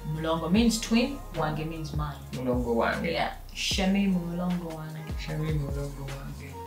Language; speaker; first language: English; non-native, local second language; Ganda